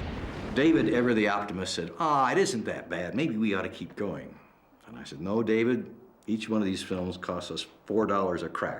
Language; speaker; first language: English; native; English